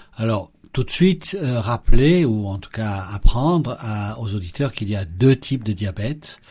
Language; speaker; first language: French; native; French